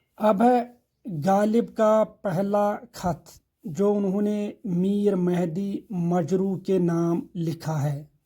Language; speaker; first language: Urdu; non-native, local second language; Kashmiri